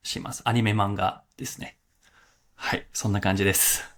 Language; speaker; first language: Japanese; non-native, fluent; English